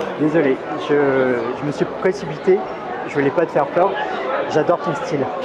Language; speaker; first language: French; native; French